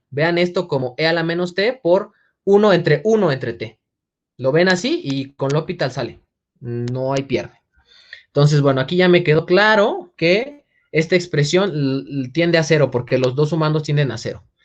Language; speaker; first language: Spanish; native; Spanish